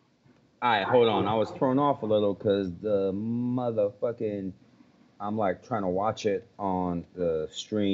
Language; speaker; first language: English; native; English